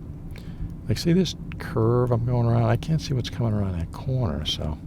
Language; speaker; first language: English; native; English